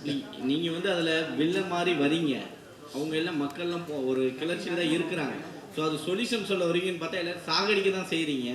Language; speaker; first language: Tamil; native; Tamil